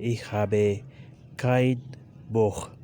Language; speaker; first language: German; non-native, learner; Urdu